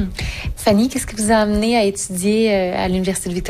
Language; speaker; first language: French; native; French